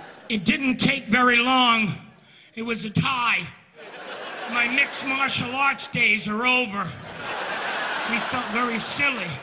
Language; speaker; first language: English; native; English